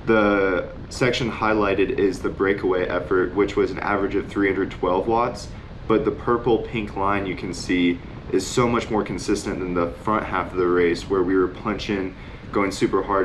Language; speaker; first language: English; native; English